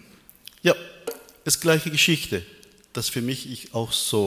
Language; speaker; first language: German; non-native, learner; Persian